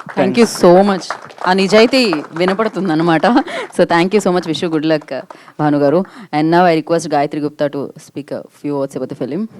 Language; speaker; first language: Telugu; native; Telugu